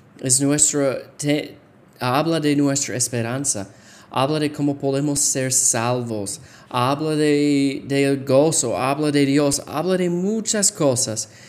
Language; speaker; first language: Spanish; non-native, fluent; English